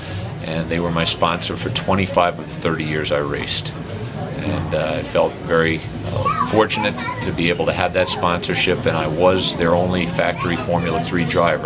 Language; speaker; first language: English; native; English